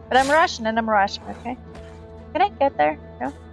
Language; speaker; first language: English; non-native, fluent; Russian